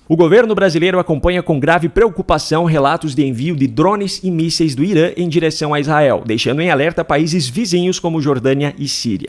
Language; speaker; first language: Portuguese; native; Portuguese